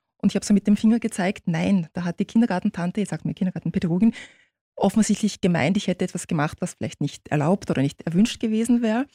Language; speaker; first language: German; early bilingual, other home language; Turkish